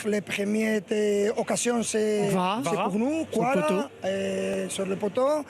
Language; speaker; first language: French; non-native, learner; Spanish